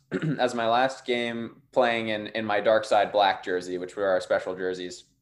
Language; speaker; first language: English; native; English